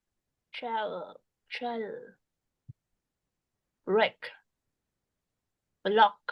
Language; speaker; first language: English; non-native, learner; Vietnamese